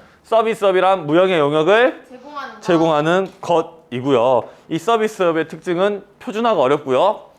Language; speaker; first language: Korean; native; Korean